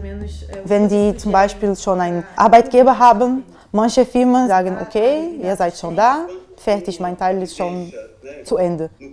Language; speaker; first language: German; non-native, fluent; Portuguese